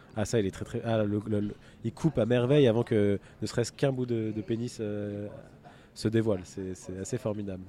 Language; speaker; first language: French; native; French